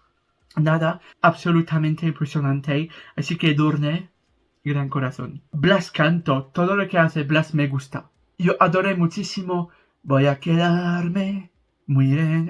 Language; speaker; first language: Spanish; non-native, fluent; French